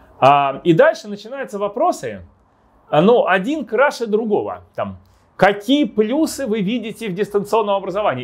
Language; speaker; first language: Russian; native; Russian